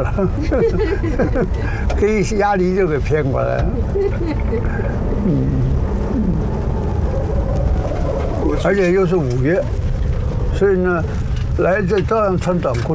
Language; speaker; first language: Chinese; native; Chinese